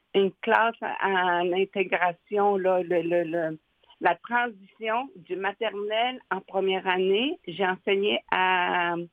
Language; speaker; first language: French; native; French